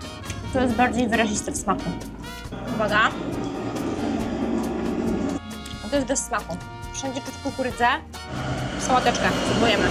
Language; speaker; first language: Polish; native; Polish